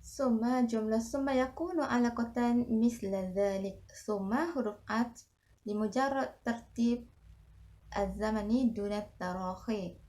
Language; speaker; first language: Arabic; non-native, learner; Malay